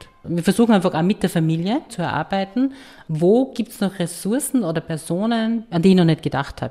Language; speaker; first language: German; native; German